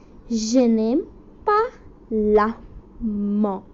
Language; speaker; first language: French; non-native, learner; Hindi